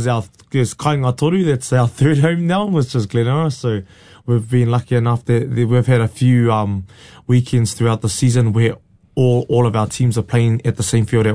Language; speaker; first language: English; native; English